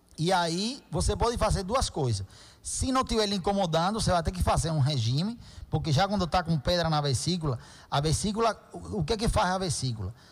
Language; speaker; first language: Portuguese; non-native, fluent; Spanish